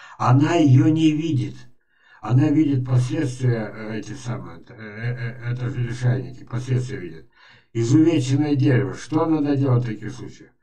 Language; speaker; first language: Russian; native; Russian